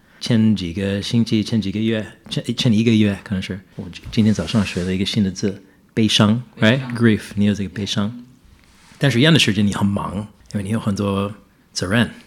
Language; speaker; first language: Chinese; non-native, fluent; English